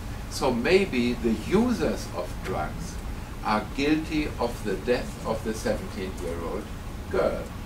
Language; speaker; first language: English; non-native, fluent; German